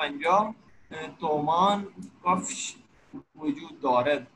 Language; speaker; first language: Persian; non-native, learner; Urdu